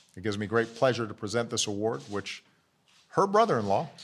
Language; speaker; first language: English; native; English